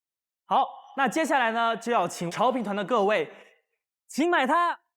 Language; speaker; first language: Chinese; native; Chinese